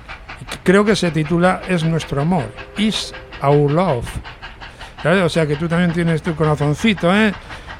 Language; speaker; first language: Spanish; native; Spanish